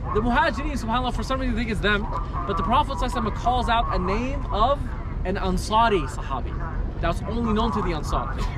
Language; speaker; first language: English; native; English